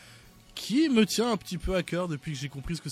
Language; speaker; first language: French; native; French